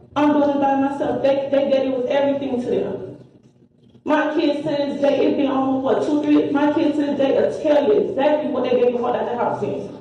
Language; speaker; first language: English; native; English